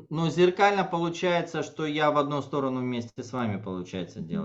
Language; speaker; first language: Russian; native; Russian